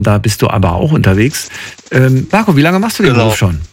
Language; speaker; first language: German; native; German